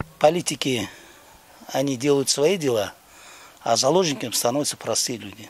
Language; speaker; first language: Russian; non-native, local second language; Crimean Tatar